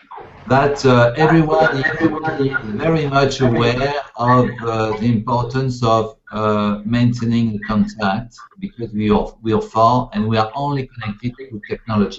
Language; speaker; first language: English; non-native, fluent; French